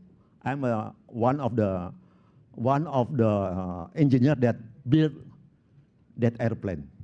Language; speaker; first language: English; non-native, local second language; Indonesian